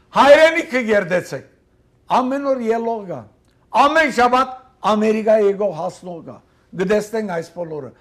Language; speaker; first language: Armenian; early bilingual, heritage; Armenian